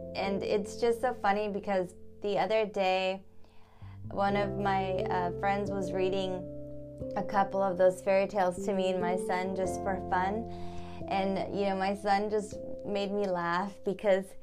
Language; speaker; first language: English; early bilingual, other home language; German